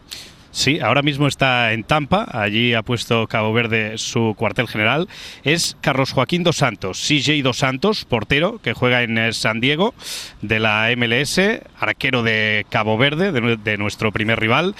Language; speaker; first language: Spanish; native; Spanish